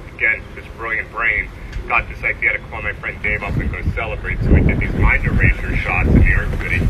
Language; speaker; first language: English; native; English